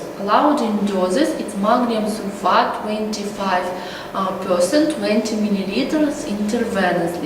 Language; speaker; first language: English; non-native, learner; Russian